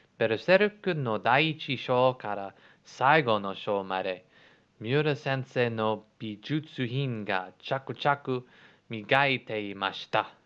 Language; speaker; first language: Japanese; non-native, learner; English